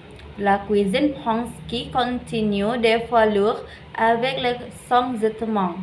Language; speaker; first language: French; non-native, learner; Indonesian